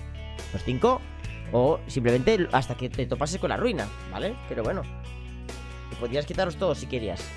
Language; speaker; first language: Spanish; native; Spanish